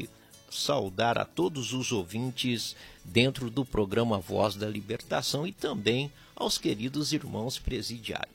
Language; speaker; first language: Portuguese; native; Portuguese